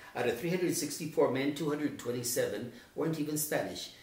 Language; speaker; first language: English; native; English